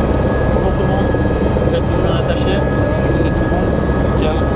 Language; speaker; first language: French; native; French